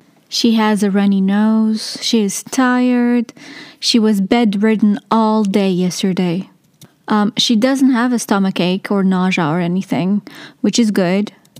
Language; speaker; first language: English; non-native, fluent; Arabic